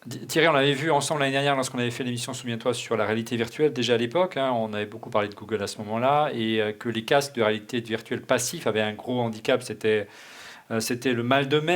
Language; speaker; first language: French; native; French